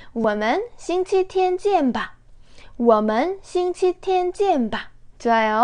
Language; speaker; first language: Chinese; non-native, fluent; Korean